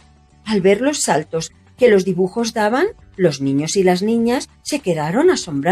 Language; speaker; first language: Spanish; native; Spanish